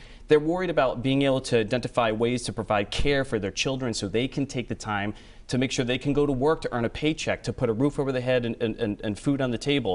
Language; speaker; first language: English; native; English